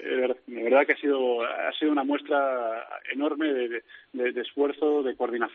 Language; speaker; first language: Spanish; native; Spanish